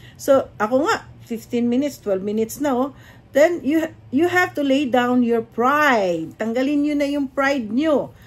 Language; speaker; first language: Filipino; native; Filipino